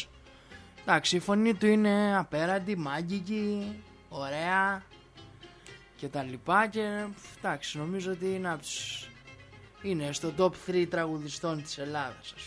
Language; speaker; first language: Greek; native; Greek